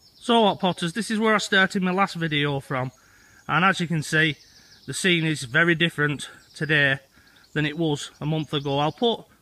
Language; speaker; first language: English; native; English